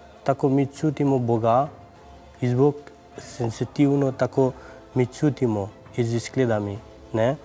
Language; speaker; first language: Slovenian; non-native, learner; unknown